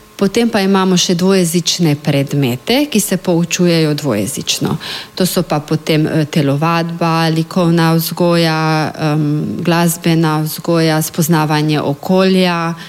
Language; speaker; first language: Slovenian; native; Slovenian